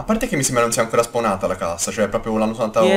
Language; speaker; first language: Italian; native; Italian